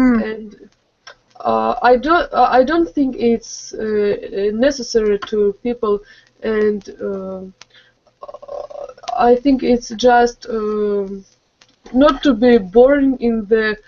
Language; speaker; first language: English; non-native, learner; Russian